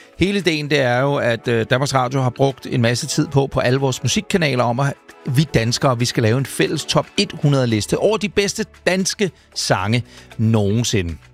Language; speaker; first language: Danish; native; Danish